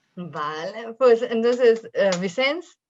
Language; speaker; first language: Spanish; non-native, fluent; Slovenian